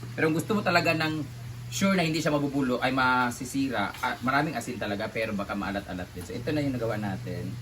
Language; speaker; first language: Filipino; non-native, local second language; Cebuano